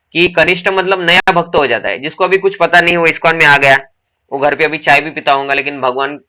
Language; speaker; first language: Hindi; non-native, local second language; Marathi